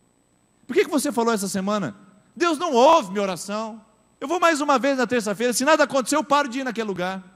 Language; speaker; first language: Portuguese; native; Portuguese